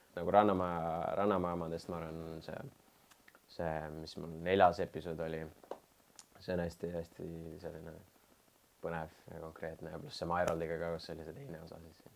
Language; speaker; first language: Estonian; non-native, local second language; Russian